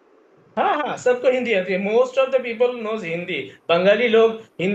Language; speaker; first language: Hindi; non-native, fluent; Bangla